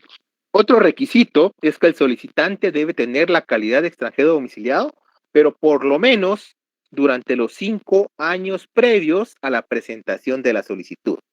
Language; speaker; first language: Spanish; native; Spanish